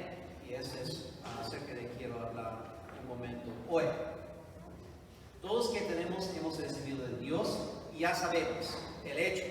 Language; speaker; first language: Spanish; non-native, fluent; English